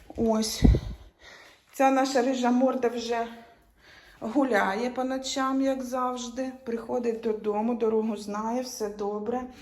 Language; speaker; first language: Ukrainian; native; Ukrainian